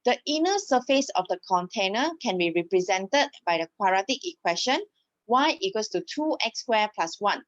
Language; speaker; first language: English; non-native, local second language; Malay